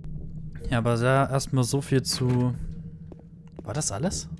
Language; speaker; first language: German; native; German